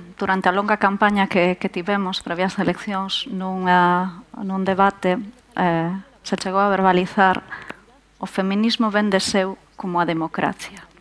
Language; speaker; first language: Galician; native; Galician